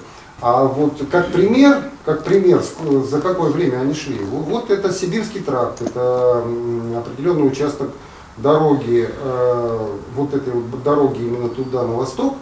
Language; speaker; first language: Russian; native; Russian